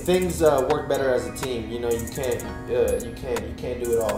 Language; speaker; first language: English; early bilingual, other home language; Spanish